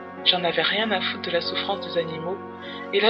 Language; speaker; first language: French; native; French